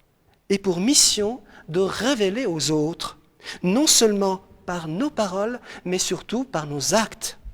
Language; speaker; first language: French; non-native, local second language; Arabic